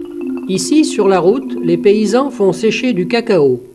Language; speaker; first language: French; native; French